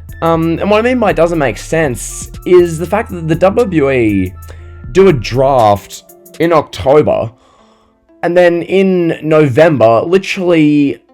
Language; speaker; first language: English; native; English